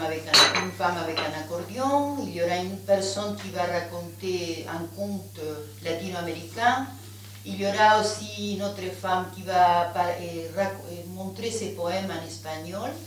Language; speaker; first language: French; non-native, fluent; Spanish